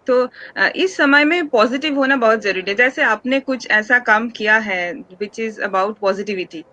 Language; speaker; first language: Hindi; non-native, local second language; Bangla